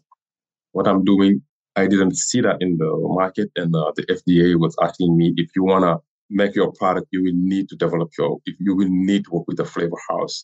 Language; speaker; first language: English; non-native, learner; French